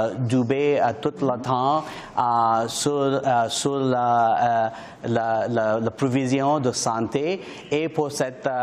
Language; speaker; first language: French; non-native, learner; English